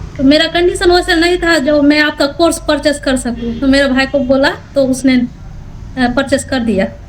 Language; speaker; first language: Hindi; non-native, local second language; Bangla